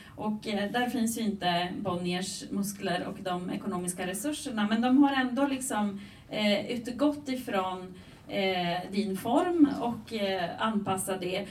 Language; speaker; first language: Swedish; non-native, fluent; Romanian